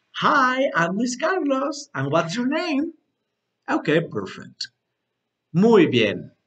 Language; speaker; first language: English; non-native, learner; Spanish